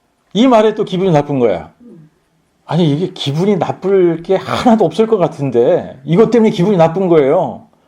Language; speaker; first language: Korean; native; Korean